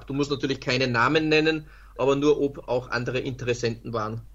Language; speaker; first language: German; native; German